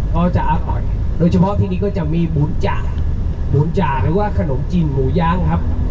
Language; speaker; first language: Thai; non-native, fluent; Vietnamese